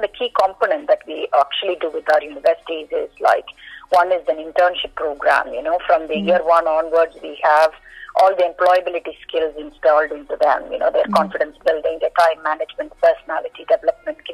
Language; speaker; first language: English; non-native, local second language; Malayalam